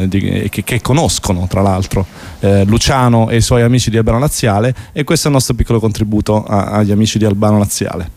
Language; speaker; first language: Italian; native; Italian